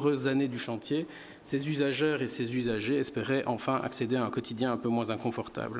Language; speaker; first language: French; native; French